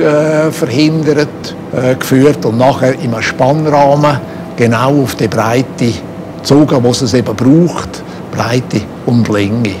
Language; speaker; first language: German; native; German